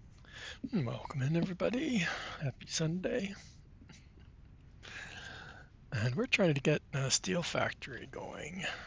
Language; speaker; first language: English; native; English